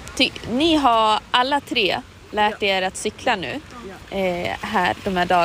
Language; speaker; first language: Swedish; native; Swedish